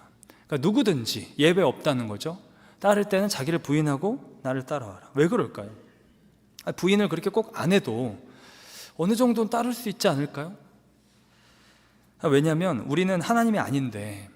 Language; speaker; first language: Korean; native; Korean